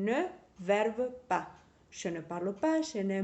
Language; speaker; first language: French; non-native, fluent; Spanish